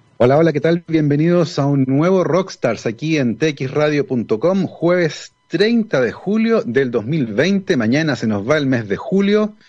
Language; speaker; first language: Spanish; native; Spanish